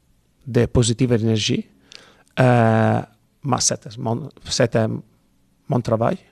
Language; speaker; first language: French; non-native, learner; Italian